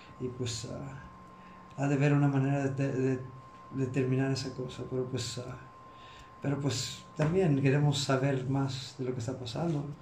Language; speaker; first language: Spanish; early bilingual, heritage; Spanish